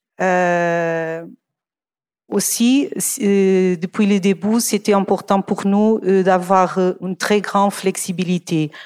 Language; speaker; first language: French; non-native, fluent; Portuguese